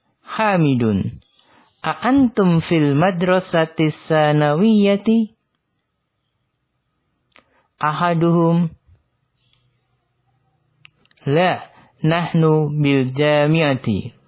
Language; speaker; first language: Arabic; non-native, fluent; Indonesian